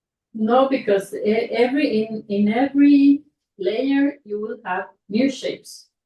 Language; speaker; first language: English; non-native, fluent; Spanish